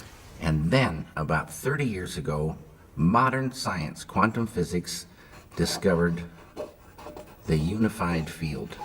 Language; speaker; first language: English; native; English